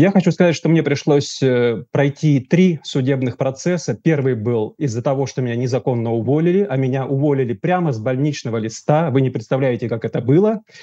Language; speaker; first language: Russian; native; Russian